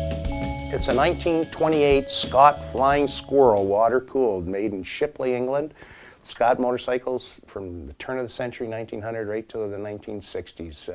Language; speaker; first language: English; native; English